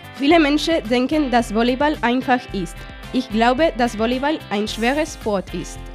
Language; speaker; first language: German; non-native, fluent; Spanish